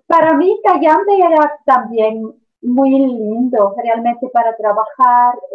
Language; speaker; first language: Spanish; non-native, fluent; Swiss German